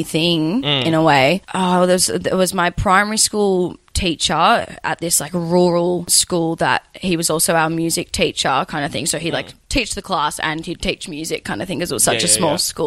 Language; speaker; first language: English; native; English